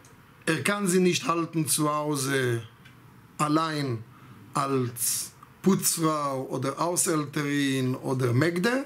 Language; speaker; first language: German; non-native, fluent; Hebrew